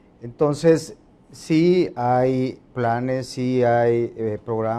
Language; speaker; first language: Spanish; native; Spanish